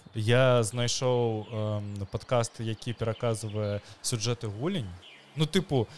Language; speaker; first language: Belarusian; non-native, local second language; Russian